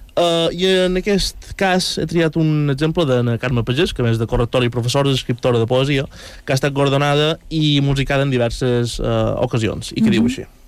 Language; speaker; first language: Catalan; native; Catalan